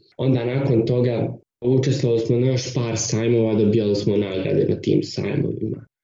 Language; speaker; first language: Bosnian; native; Bosnian